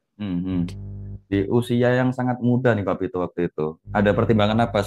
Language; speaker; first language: Indonesian; native; Indonesian